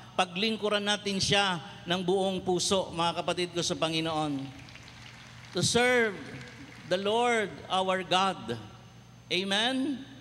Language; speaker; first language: Filipino; non-native, local second language; Cebuano